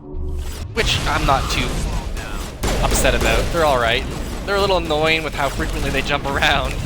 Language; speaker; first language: English; native; English